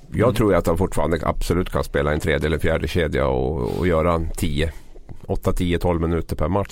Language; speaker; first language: Swedish; native; Swedish